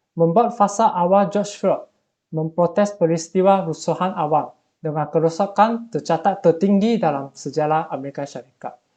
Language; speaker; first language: Malay; non-native, local second language; Chinese